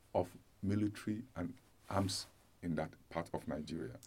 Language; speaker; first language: English; non-native, local second language; Yoruba